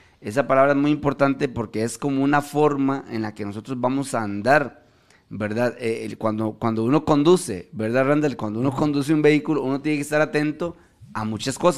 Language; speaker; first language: Spanish; native; Spanish